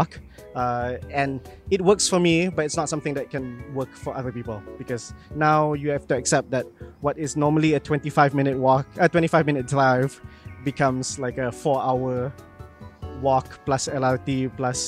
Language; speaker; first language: English; non-native, local second language; Malay